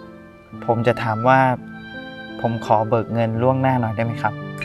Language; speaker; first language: Thai; native; Thai